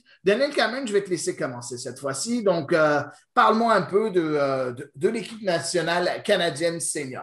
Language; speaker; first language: French; native; French